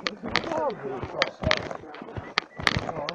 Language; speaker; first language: Polish; non-native, learner; Slovenian